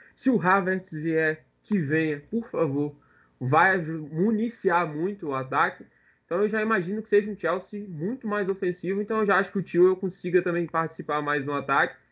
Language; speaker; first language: Portuguese; native; Portuguese